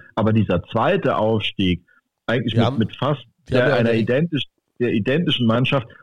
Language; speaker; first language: German; native; German